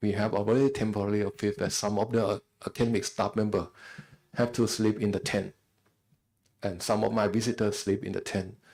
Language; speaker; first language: English; non-native, fluent; Thai